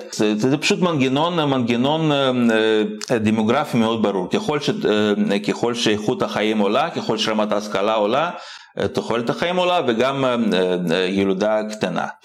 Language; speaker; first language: Hebrew; non-native, fluent; Russian